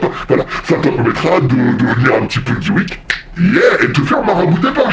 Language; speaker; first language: French; native; French